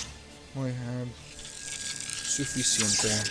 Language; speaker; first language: Spanish; non-native, learner; English